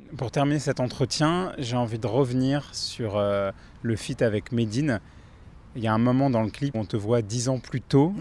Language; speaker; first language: French; native; French